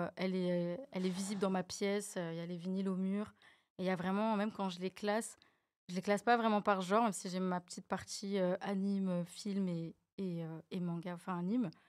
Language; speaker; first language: French; native; French